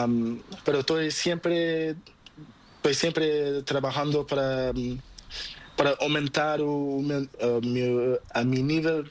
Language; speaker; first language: Spanish; non-native, learner; Portuguese